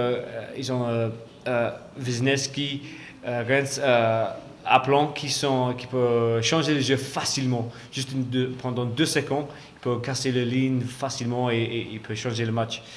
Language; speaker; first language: French; non-native, fluent; English